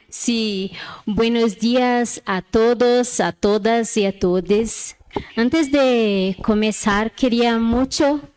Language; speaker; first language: Spanish; non-native, learner; Portuguese